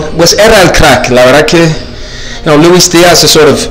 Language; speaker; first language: English; native; English